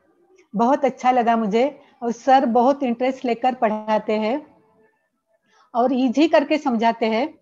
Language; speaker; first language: Hindi; non-native, local second language; Marathi